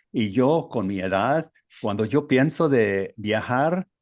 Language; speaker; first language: Spanish; non-native, learner; English